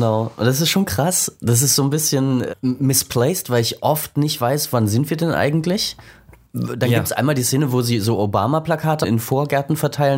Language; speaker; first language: German; native; German